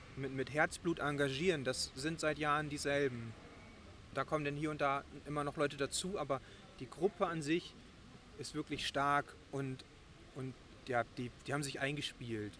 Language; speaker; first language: German; native; German